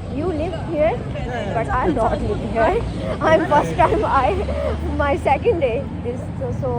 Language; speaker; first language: English; non-native, learner; Urdu